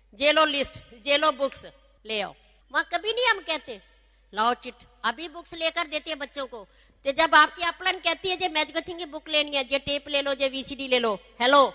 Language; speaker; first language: Hindi; non-native, local second language; Punjabi